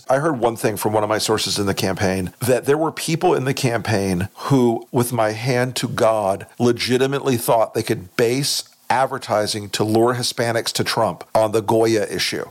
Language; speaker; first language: English; native; English